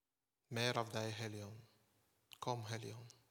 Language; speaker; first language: Norwegian; non-native, fluent; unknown